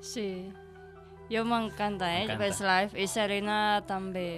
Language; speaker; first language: Catalan; non-native, learner; Indonesian